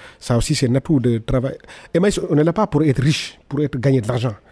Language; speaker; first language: French; non-native, local second language; Fula